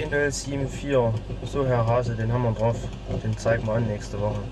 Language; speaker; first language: German; native; German